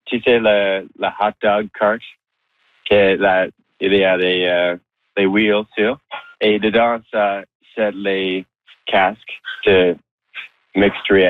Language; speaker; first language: French; non-native, local second language; English